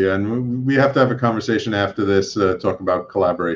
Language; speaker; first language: English; native; English